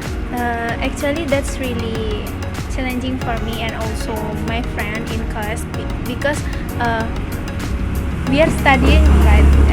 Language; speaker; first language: English; non-native, learner; Indonesian